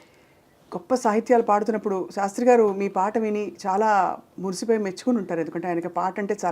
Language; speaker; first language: Telugu; native; Telugu